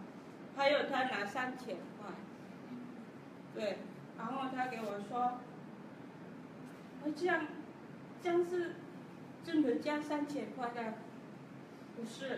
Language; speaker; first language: Chinese; non-native, learner; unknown